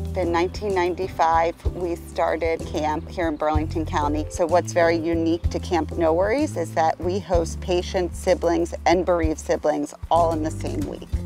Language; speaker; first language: English; native; English